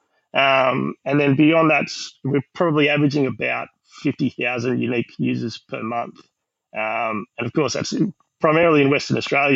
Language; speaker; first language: English; native; English